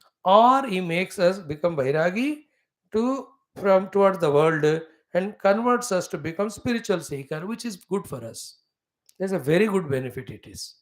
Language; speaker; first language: English; non-native, local second language; Hindi